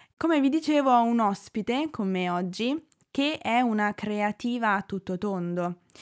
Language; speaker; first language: Italian; native; Italian